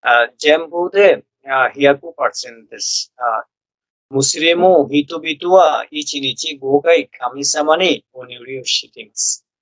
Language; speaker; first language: Japanese; non-native, learner; Bangla